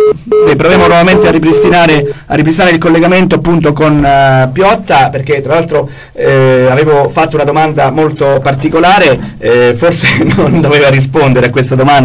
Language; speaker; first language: Italian; native; Italian